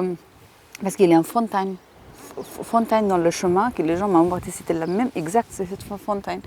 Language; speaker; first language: French; non-native, fluent; Persian